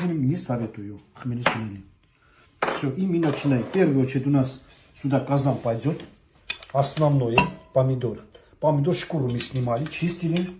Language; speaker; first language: Russian; non-native, fluent; Armenian